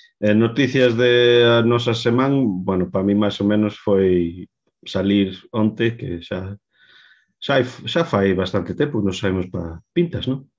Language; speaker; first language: Galician; non-native, local second language; Spanish